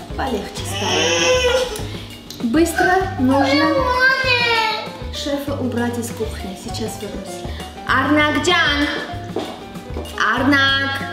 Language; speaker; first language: Russian; non-native, fluent; Armenian